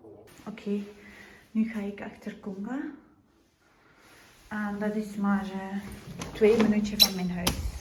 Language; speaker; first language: Dutch; non-native, fluent; Tibetan